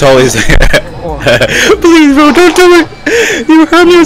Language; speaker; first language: English; native; English